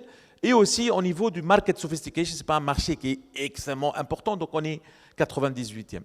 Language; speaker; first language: French; non-native, local second language; Arabic